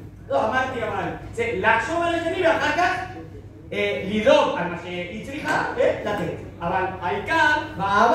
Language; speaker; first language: Hebrew; non-native, fluent; Spanish